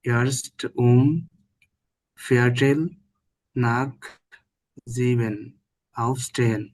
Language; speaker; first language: German; non-native, learner; Bangla